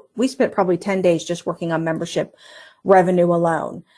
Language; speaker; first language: English; native; English